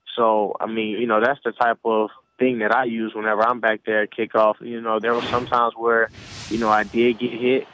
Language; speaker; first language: English; native; English